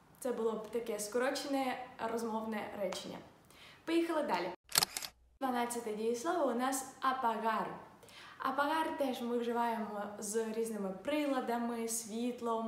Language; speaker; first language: Ukrainian; native; Ukrainian